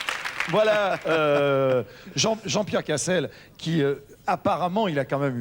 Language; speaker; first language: French; native; French